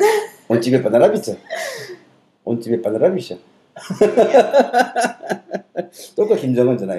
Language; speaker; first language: Russian; non-native, learner; Korean